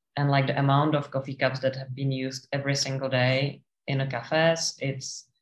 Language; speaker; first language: English; non-native, fluent; Czech